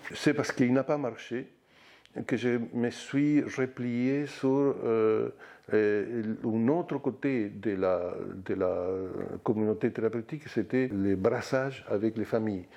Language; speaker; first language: French; non-native, fluent; Spanish